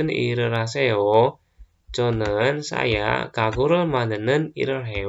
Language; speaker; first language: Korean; non-native, fluent; Indonesian